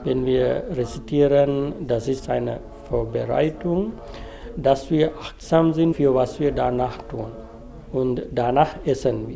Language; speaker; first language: German; non-native, fluent; Sinhala